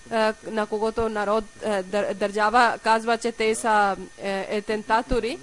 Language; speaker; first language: Bulgarian; non-native, learner; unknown